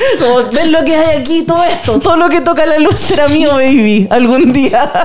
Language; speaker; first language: Spanish; native; Spanish